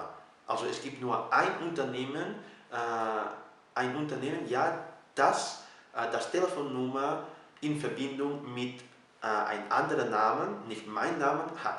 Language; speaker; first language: German; non-native, fluent; Catalan